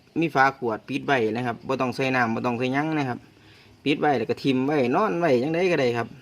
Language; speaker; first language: Thai; non-native, local second language; Northeastern Thai